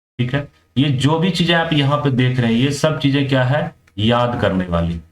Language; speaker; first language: Hindi; native; Hindi